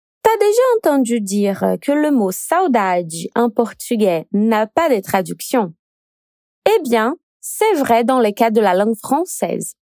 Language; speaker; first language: French; non-native, fluent; Portuguese